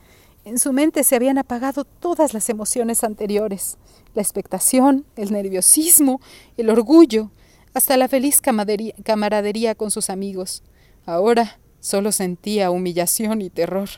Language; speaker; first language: Spanish; native; Spanish